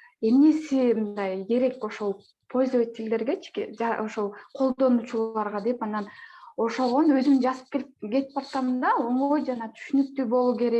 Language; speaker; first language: Kyrgyz; native; Kyrgyz